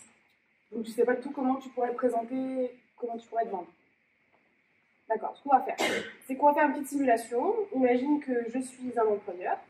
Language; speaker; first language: French; native; French